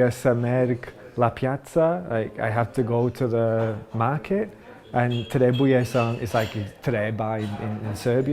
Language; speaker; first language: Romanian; non-native, learner; English